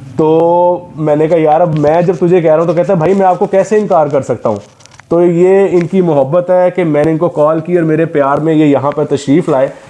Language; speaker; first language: Urdu; non-native, local second language; Punjabi